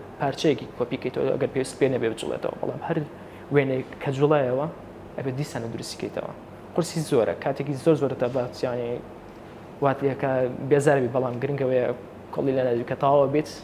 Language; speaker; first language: Central Kurdish; native; Central Kurdish